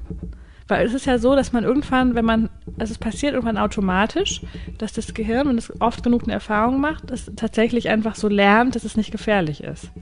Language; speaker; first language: German; native; German